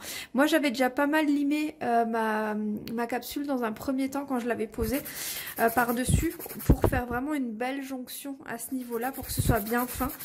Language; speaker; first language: French; native; French